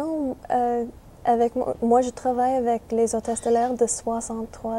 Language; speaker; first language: French; non-native, fluent; English